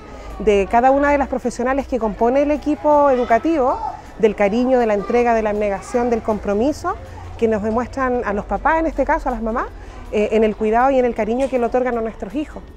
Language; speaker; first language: Spanish; native; Spanish